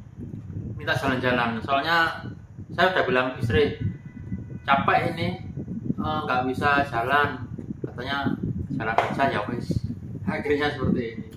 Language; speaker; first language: Indonesian; non-native, local second language; Javanese